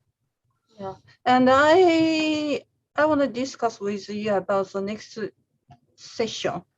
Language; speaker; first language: English; non-native, learner; Japanese